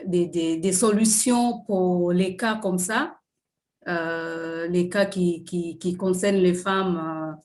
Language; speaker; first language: French; non-native, fluent; Swahili